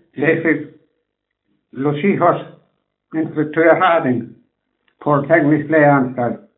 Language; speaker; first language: Danish; native; Danish